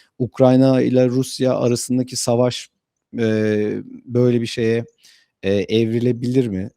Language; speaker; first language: Turkish; native; Turkish